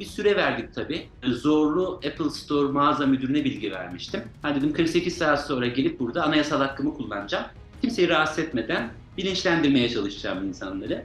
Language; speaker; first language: Turkish; native; Turkish